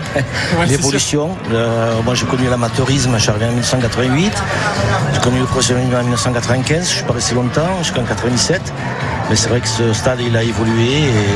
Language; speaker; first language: French; native; French